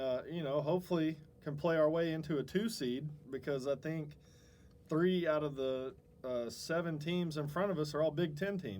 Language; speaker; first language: English; native; English